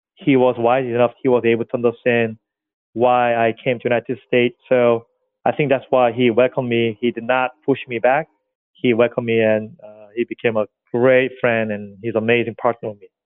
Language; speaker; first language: English; non-native, fluent; Korean